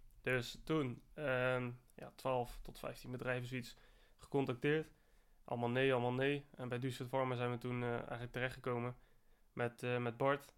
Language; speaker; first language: Dutch; native; Dutch